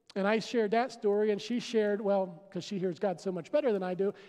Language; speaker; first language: English; native; English